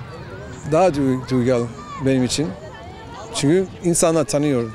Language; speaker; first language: Turkish; non-native, learner; English